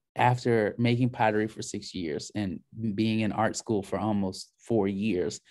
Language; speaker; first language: English; native; English